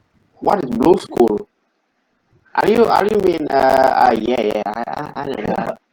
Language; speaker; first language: English; non-native, learner; Indonesian